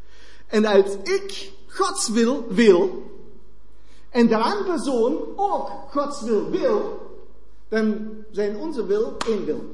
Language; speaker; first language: Dutch; non-native, fluent; German